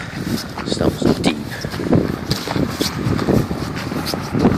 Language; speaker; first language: English; native; English